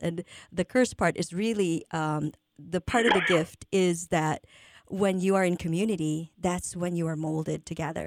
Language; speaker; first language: English; non-native, local second language; Filipino